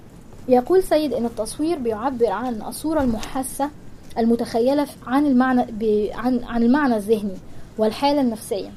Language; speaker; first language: Arabic; native; Arabic